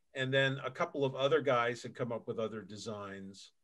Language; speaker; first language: English; native; English